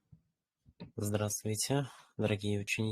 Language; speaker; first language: Russian; non-native, fluent; Uzbek